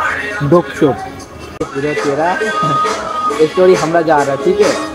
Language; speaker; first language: Hindi; non-native, local second language; Bangla